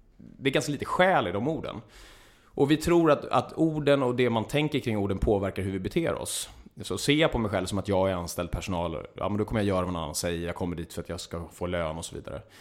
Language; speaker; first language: Swedish; native; Swedish